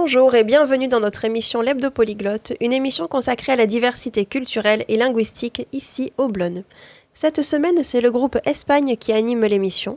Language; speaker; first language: French; native; French